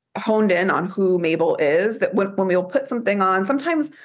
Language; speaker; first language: English; native; English